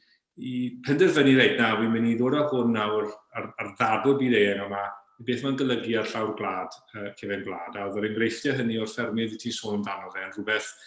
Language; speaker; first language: Welsh; native; Welsh